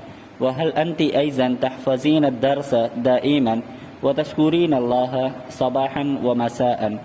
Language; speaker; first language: Arabic; non-native, fluent; Urdu